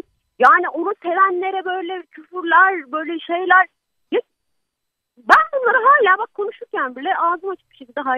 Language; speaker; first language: Turkish; native; Turkish